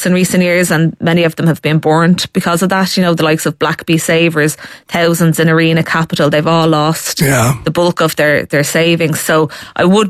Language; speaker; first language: English; native; English